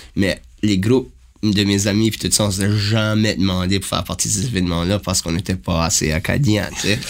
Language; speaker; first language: French; native; French